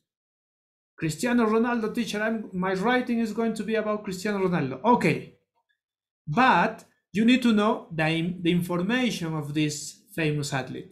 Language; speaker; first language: English; non-native, learner; Spanish